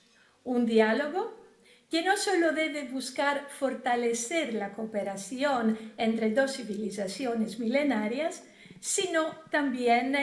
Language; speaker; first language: Spanish; non-native, fluent; Greek